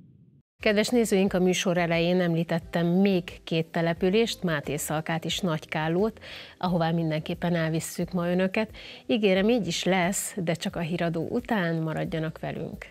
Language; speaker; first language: Hungarian; native; Hungarian